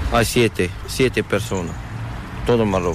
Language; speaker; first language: Spanish; non-native, learner; Arabic